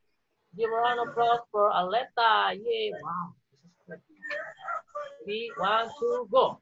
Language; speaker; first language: English; non-native, fluent; Indonesian